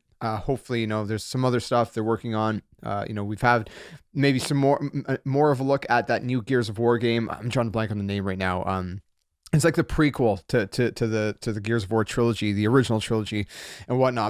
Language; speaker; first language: English; native; English